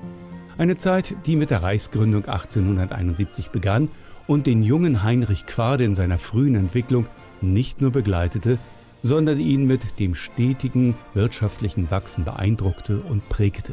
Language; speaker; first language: German; native; German